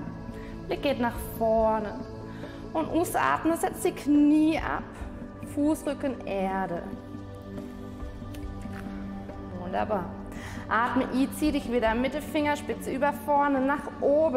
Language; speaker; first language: German; non-native, fluent; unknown